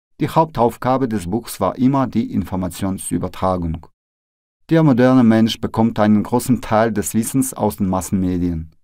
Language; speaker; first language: German; non-native, fluent; Russian